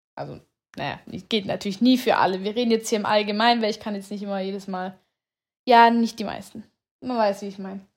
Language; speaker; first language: German; native; German